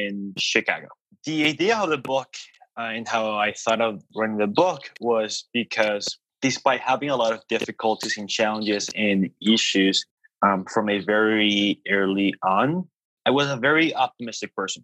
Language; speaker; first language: English; non-native, fluent; Spanish